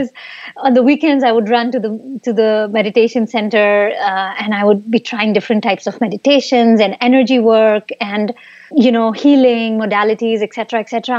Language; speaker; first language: English; non-native, local second language; Hindi